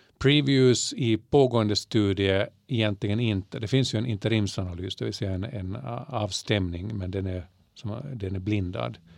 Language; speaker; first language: Swedish; native; Swedish